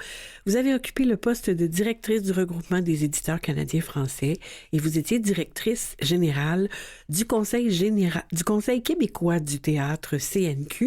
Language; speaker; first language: French; native; French